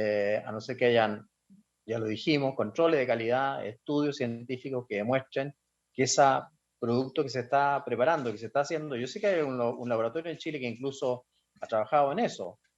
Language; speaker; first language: Spanish; native; Spanish